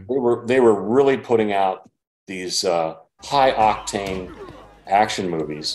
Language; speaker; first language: English; native; English